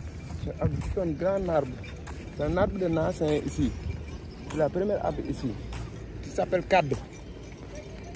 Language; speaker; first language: French; non-native, local second language; Wolof